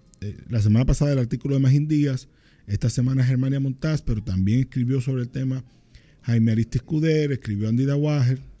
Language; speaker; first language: Spanish; native; Spanish